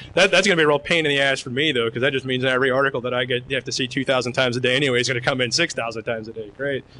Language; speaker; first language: English; native; English